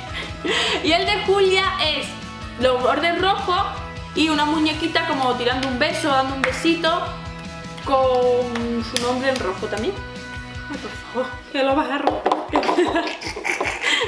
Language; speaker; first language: Spanish; native; Spanish